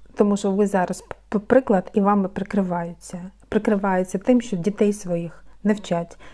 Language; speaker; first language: Ukrainian; non-native, local second language; Russian